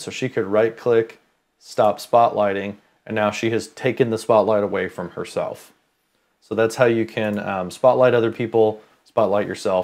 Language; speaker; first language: English; native; English